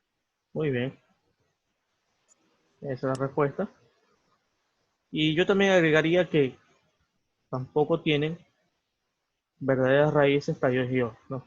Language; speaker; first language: Spanish; native; Spanish